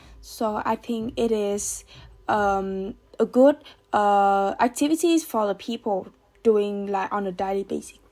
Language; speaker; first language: English; non-native, learner; Vietnamese